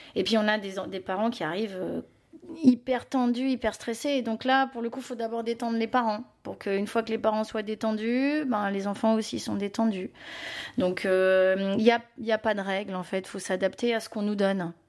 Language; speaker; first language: French; native; French